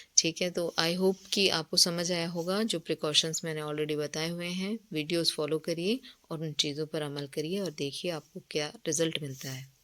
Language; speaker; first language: Hindi; native; Hindi